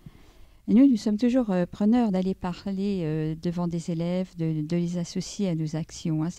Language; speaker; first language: French; native; French